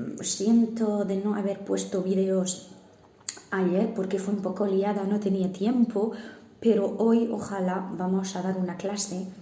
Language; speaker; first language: Spanish; non-native, fluent; Arabic